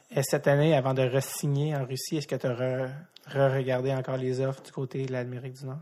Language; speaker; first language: French; native; French